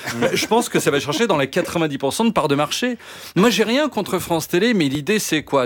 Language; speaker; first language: French; native; French